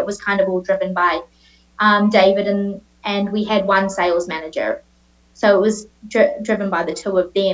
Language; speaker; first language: English; native; English